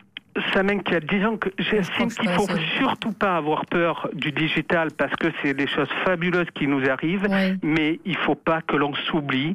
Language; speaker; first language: French; native; French